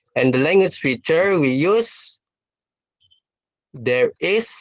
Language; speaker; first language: English; non-native, fluent; Indonesian